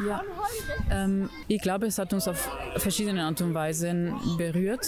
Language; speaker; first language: German; non-native, fluent; Italian